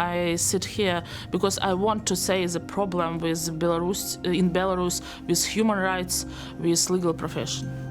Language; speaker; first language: English; non-native, learner; Belarusian